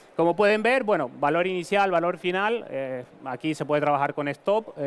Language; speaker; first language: Spanish; native; Spanish